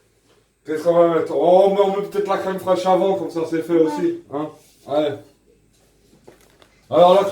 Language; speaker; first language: French; native; French